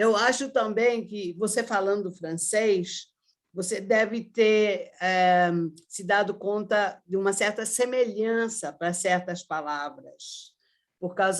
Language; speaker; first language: Portuguese; early bilingual, other home language; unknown